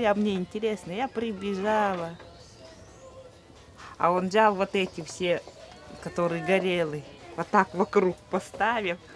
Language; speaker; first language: Russian; native; Russian